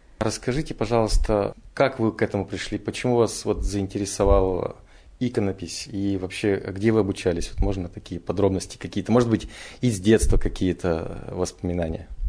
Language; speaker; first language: Russian; native; Russian